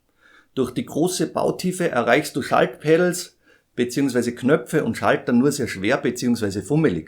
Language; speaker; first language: German; native; German